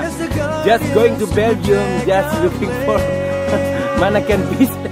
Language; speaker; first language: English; non-native, learner; Indonesian